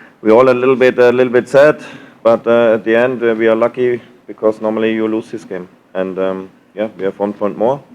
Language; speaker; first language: English; non-native, learner; German